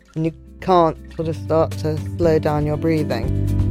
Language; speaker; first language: English; native; English